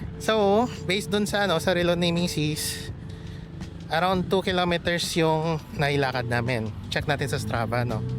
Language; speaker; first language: Filipino; non-native, local second language; Hiligaynon